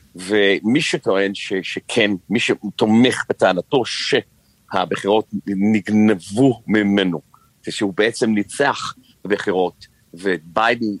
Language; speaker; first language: Hebrew; non-native, fluent; English